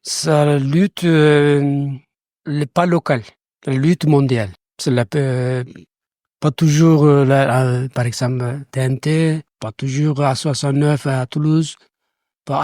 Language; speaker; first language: French; non-native, learner; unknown